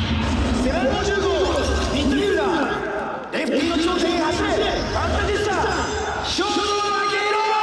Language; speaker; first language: Japanese; native; Japanese